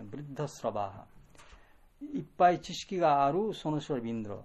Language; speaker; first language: Japanese; non-native, fluent; Bangla